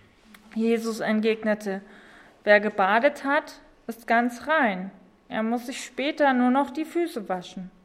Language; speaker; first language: German; native; German